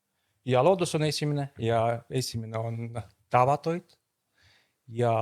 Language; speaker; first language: Estonian; non-native, fluent; Russian